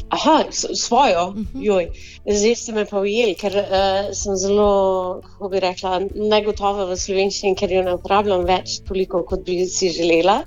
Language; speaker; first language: Slovenian; early bilingual, heritage; Slovenian